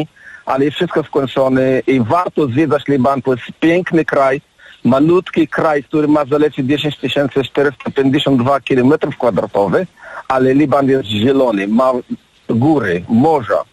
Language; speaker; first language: Polish; non-native, learner; Arabic